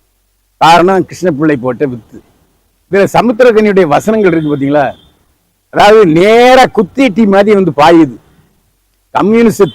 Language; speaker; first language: Tamil; native; Tamil